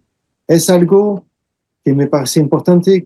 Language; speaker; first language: Spanish; non-native, fluent; French